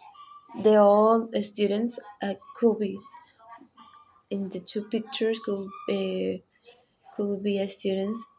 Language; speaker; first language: English; non-native, learner; Spanish